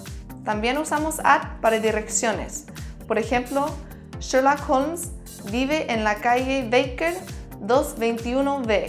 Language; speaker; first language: Spanish; non-native, fluent; English